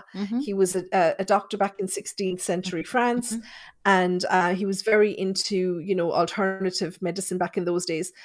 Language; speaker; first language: English; native; English